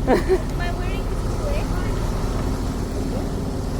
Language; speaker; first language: English; non-native, learner; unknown